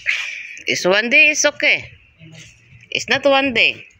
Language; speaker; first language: English; non-native, learner; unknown